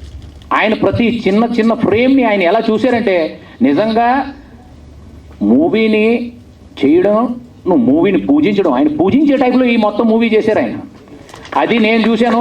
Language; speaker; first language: Telugu; native; Telugu